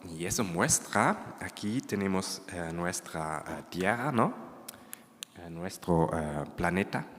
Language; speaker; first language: Spanish; non-native, fluent; German